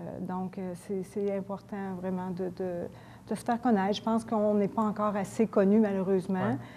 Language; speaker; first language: French; native; French